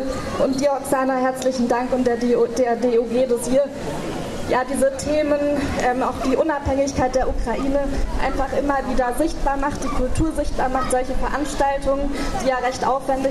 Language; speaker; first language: German; native; German